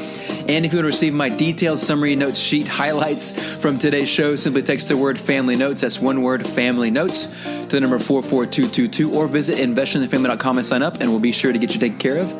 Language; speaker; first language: English; native; English